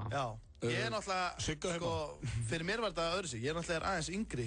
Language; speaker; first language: Icelandic; native; Icelandic